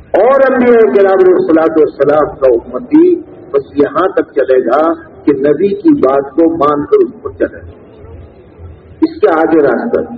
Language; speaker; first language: Urdu; native; Urdu